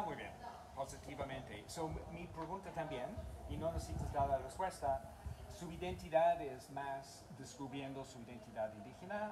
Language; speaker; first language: Spanish; non-native, learner; English